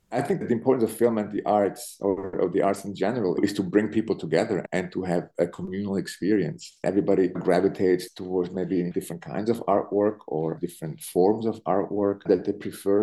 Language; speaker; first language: English; non-native, fluent; Italian